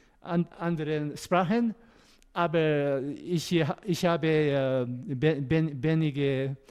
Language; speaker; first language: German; non-native, learner; Korean